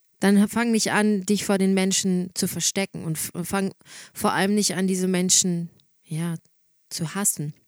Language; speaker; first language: German; native; German